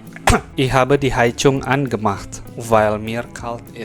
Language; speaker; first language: German; non-native, fluent; Indonesian